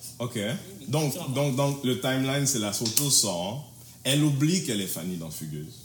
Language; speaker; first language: French; native; French